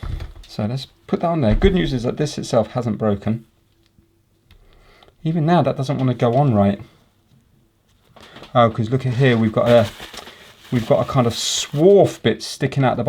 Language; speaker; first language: English; native; English